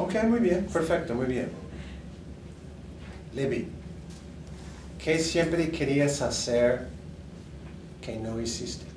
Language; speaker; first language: Spanish; non-native, fluent; English